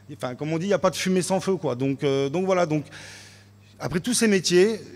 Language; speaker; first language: French; native; French